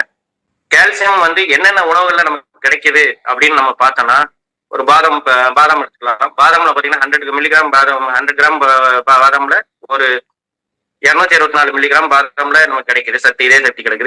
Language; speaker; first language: Tamil; native; Tamil